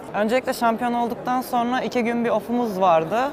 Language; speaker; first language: Turkish; native; Turkish